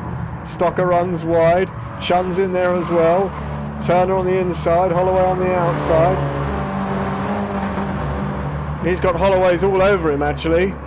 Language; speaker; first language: English; native; English